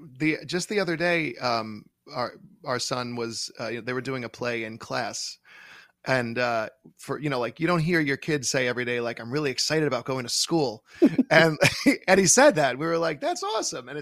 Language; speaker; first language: English; native; English